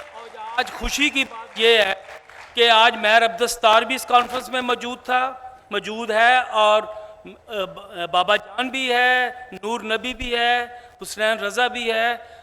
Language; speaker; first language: Urdu; non-native, local second language; Punjabi